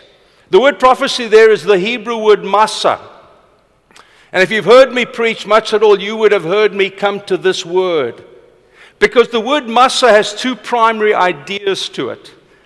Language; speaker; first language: English; non-native, local second language; Afrikaans